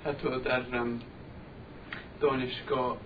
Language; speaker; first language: Persian; non-native, fluent; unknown